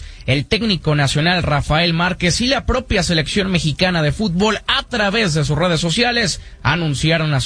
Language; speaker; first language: Spanish; native; Spanish